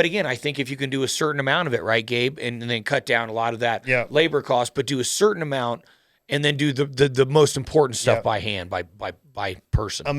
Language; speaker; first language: English; native; English